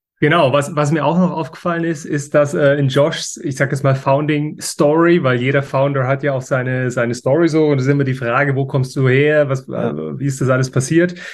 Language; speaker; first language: German; native; German